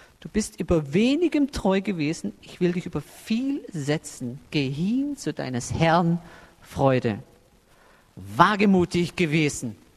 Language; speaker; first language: German; native; German